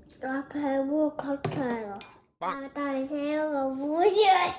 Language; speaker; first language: Korean; early bilingual, other home language; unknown